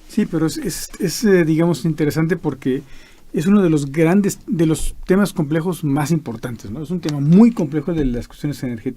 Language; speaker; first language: Spanish; native; Spanish